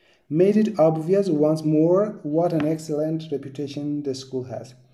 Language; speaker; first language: English; non-native, fluent; Azerbaijani